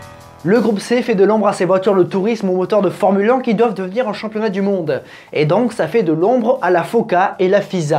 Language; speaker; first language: French; native; French